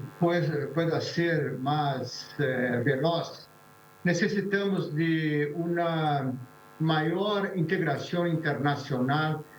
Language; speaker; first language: Spanish; non-native, fluent; Portuguese